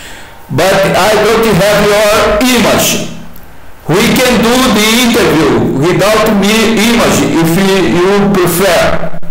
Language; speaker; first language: English; non-native, learner; Portuguese